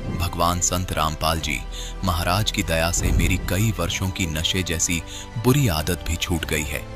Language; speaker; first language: Hindi; native; Hindi